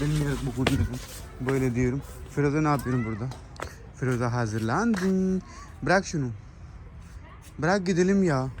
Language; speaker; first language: Turkish; non-native, learner; Urdu